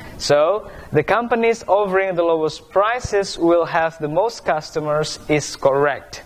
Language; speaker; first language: English; non-native, fluent; Indonesian